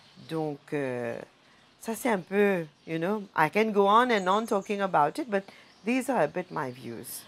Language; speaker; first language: English; non-native, local second language; Morisyen